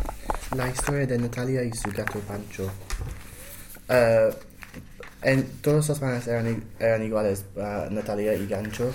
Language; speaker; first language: Spanish; non-native, learner; English